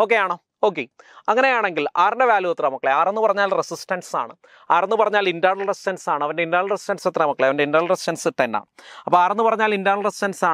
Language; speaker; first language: Malayalam; native; Malayalam